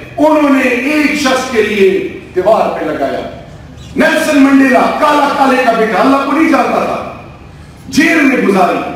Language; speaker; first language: Urdu; non-native, local second language; Pashto